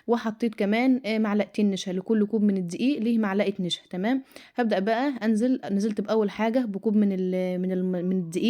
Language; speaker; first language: Arabic; native; Arabic